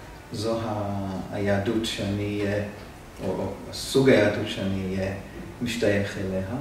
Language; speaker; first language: Hebrew; non-native, fluent; English